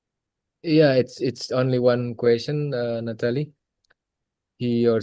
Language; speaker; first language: English; non-native, fluent; Indonesian